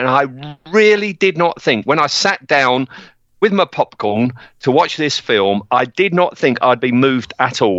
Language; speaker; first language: English; native; English